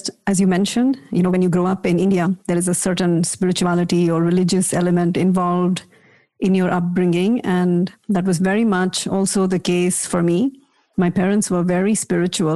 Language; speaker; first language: English; non-native, local second language; Kannada